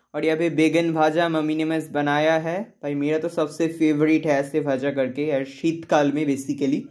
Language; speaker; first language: Hindi; non-native, local second language; Bangla